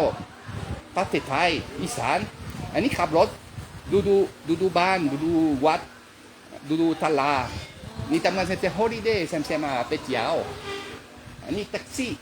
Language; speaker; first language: Thai; non-native, learner; French